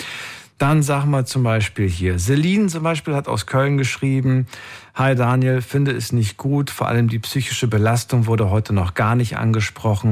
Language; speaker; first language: German; native; German